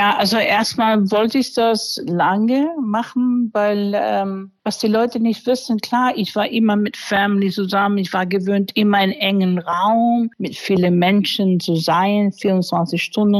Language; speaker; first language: German; non-native, fluent; English